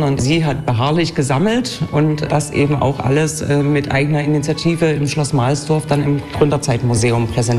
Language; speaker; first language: German; native; German